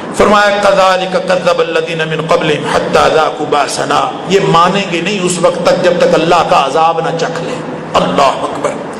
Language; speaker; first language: Urdu; non-native, local second language; Punjabi